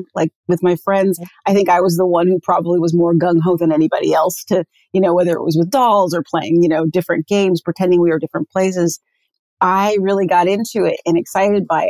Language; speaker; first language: English; native; English